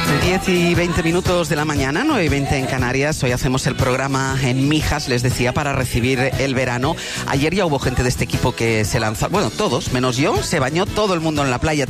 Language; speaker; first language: Spanish; native; Spanish